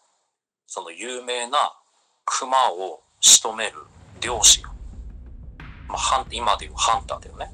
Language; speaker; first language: Japanese; native; Japanese